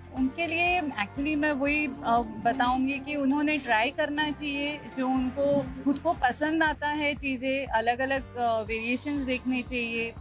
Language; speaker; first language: Hindi; non-native, local second language; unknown